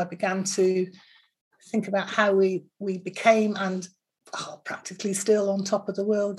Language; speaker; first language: English; native; English